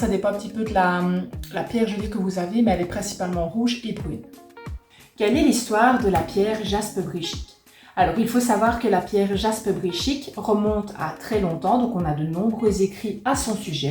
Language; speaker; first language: French; native; French